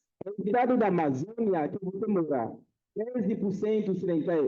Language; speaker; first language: Portuguese; non-native, fluent; Haitian Creole